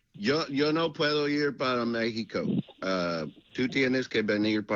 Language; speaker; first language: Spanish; non-native, learner; English